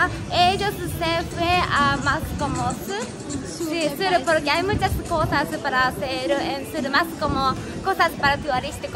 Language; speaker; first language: Spanish; non-native, learner; Japanese